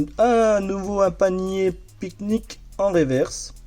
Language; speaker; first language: French; native; French